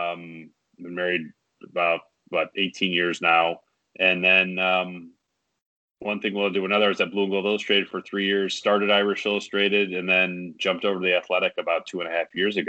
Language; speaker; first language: English; native; English